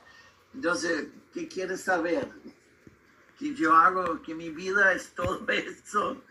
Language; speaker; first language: Spanish; non-native, learner; German